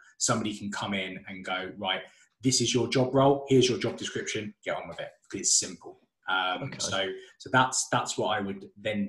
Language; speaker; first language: English; native; English